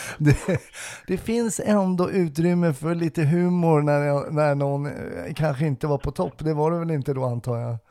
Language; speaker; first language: Swedish; native; Swedish